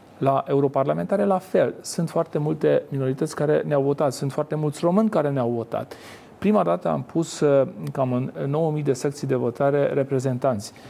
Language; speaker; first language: Romanian; non-native, local second language; Hungarian